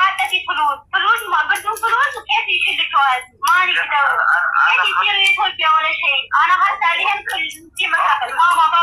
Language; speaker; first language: Arabic; non-native, learner; Amharic